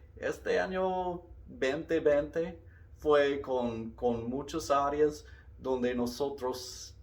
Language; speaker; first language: Spanish; non-native, learner; English